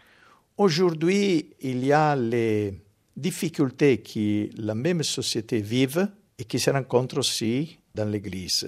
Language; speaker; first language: French; non-native, fluent; Italian